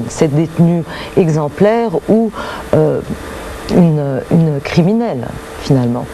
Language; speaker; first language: French; native; French